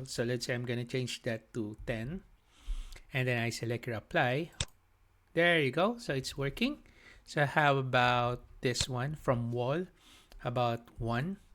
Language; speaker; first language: English; non-native, local second language; Filipino